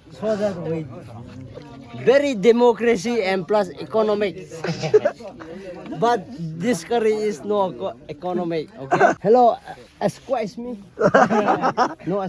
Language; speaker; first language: English; non-native, learner; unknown